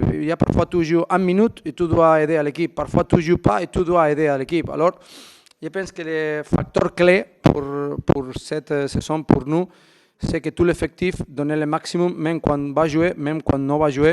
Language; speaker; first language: French; non-native, fluent; Spanish